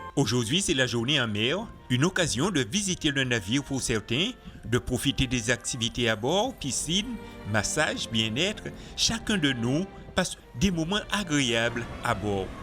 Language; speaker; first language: French; native; French